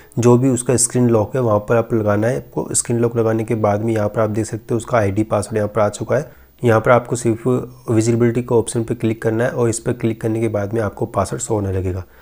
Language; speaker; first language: Hindi; native; Hindi